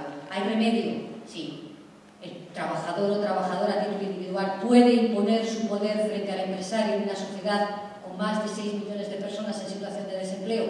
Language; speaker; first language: Spanish; native; Spanish